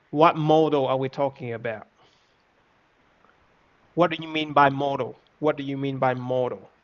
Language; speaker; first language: English; non-native, fluent; Vietnamese